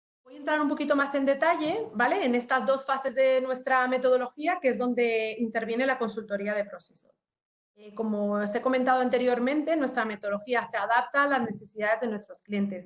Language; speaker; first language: Spanish; native; Spanish